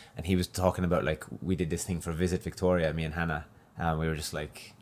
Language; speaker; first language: English; native; English